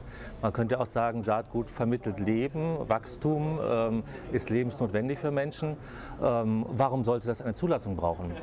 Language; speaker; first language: German; native; German